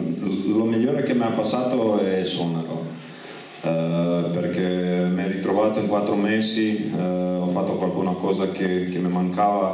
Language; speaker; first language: Italian; non-native, fluent; Croatian